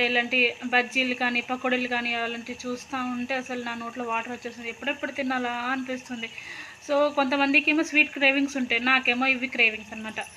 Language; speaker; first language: Telugu; non-native, local second language; Lambadi